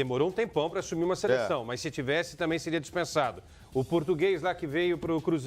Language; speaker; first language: Portuguese; native; Portuguese